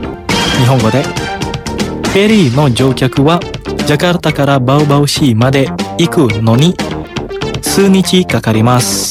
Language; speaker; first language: Japanese; non-native, fluent; Indonesian